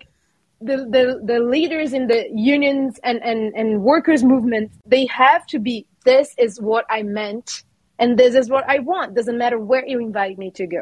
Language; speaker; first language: English; non-native, fluent; Portuguese